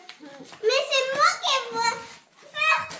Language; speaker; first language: French; early bilingual, other home language; Bangla